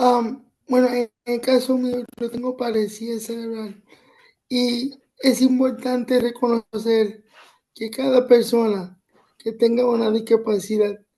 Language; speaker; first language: Spanish; early bilingual, other home language; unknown